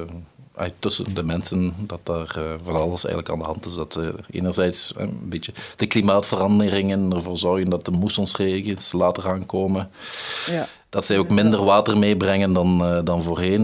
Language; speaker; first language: Dutch; native; Dutch